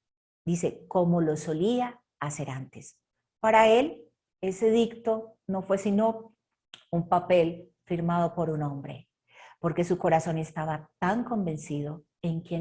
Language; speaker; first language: Spanish; native; Spanish